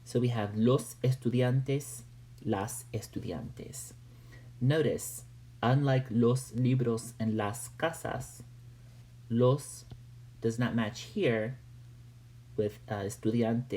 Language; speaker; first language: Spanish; non-native, fluent; English